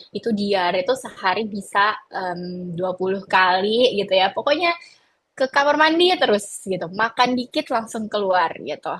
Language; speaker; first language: Indonesian; native; Indonesian